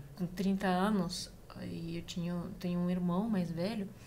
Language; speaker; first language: Portuguese; non-native, fluent; Russian